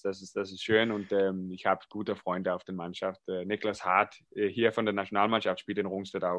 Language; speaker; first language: German; non-native, fluent; Danish